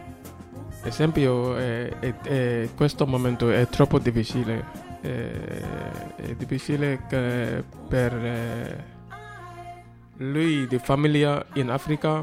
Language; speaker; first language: Italian; non-native, learner; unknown